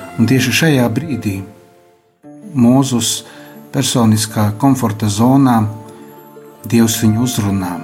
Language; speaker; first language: Latvian; native; Latvian